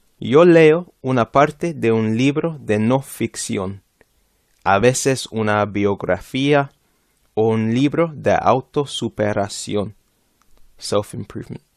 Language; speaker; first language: Spanish; non-native, fluent; English